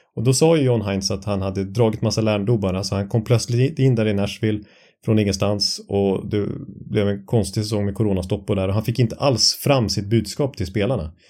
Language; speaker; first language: Swedish; native; Swedish